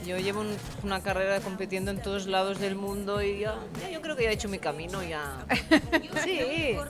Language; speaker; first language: Spanish; native; Spanish